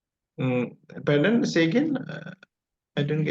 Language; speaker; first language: English; non-native, fluent; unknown